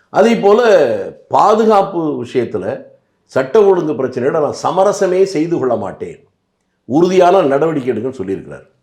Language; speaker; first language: Tamil; native; Tamil